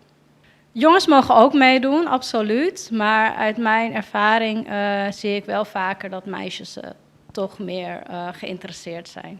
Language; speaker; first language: Dutch; native; Dutch